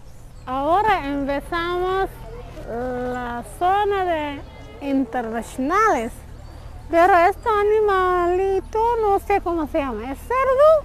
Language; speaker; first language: Spanish; non-native, learner; Somali